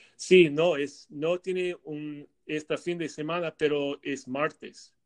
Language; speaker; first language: Spanish; non-native, learner; English